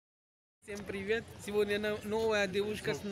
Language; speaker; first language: Russian; non-native, learner; Hindi